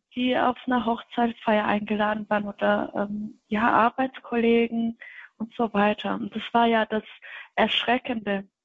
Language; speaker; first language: German; non-native, fluent; Kinyarwanda